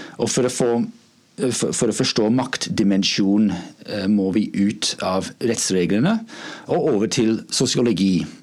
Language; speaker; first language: Norwegian; non-native, fluent; English